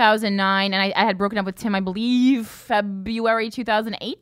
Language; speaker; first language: English; native; English